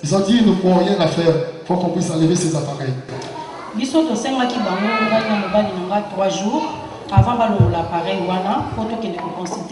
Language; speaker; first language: French; non-native, local second language; Lingala